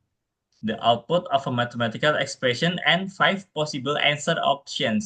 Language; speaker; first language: English; non-native, fluent; Indonesian